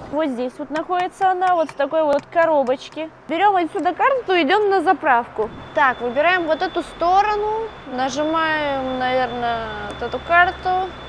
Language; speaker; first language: Russian; native; Russian